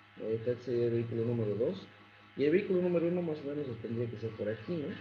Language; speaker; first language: Spanish; native; Spanish